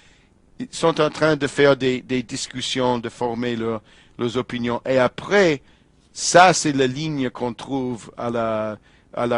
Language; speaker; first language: French; non-native, fluent; English